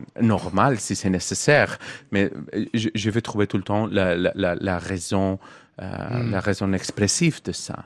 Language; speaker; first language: French; non-native, learner; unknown